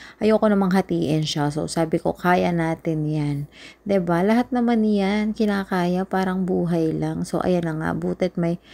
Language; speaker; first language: Filipino; non-native, local second language; Iloko